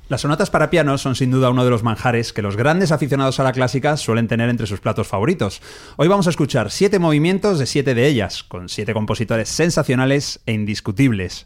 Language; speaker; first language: Spanish; native; Spanish